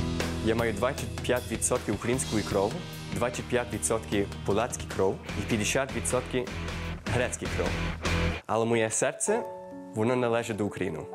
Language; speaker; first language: Ukrainian; early bilingual, heritage; Ukrainian